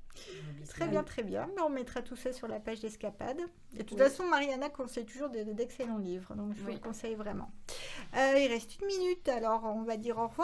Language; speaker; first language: French; native; French